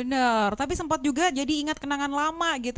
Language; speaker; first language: Indonesian; native; Indonesian